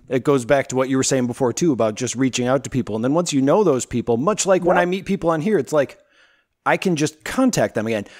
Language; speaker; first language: English; native; English